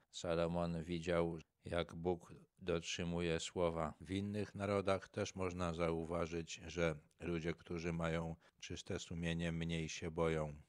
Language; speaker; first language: Polish; native; Polish